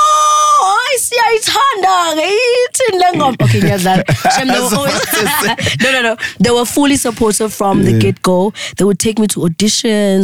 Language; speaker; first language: English; non-native, local second language; Xhosa